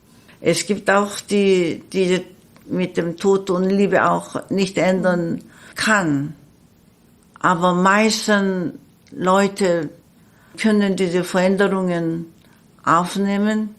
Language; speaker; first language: German; non-native, learner; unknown